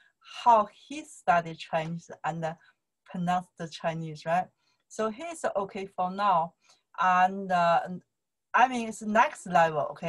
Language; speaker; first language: English; non-native, learner; Chinese